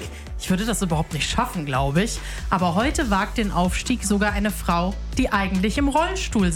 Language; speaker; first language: German; native; German